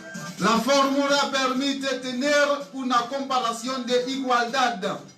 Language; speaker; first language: Spanish; non-native, learner; Haitian Creole